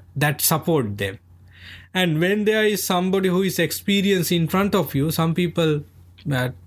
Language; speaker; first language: English; non-native, local second language; Sinhala